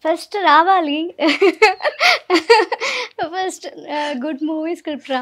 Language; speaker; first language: Telugu; non-native, learner; Malayalam